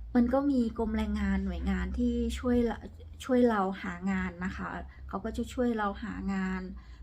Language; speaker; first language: Thai; native; Thai